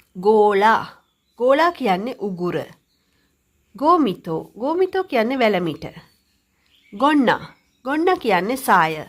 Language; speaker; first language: Sinhala; native; Sinhala